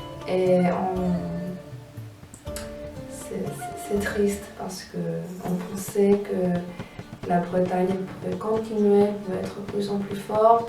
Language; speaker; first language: French; non-native, fluent; Spanish